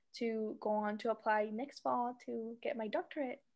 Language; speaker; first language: English; non-native, fluent; Spanish